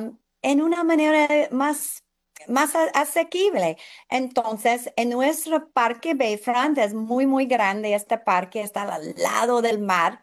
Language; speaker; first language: Spanish; non-native, fluent; English